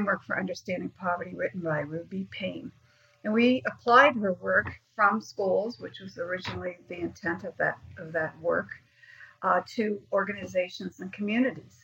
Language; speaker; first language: English; native; English